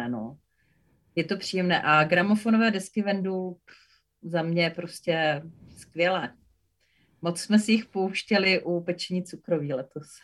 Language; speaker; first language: Czech; native; Czech